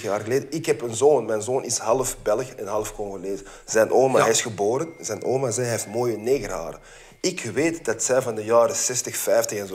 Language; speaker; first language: Dutch; early bilingual, other home language; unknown